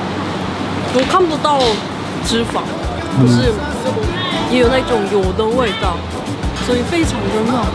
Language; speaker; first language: Chinese; non-native, fluent; Korean